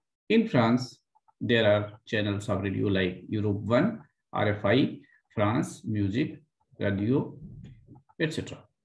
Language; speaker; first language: English; non-native, local second language; Hindi